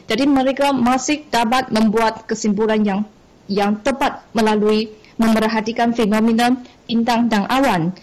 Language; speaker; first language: Malay; non-native, fluent; Chinese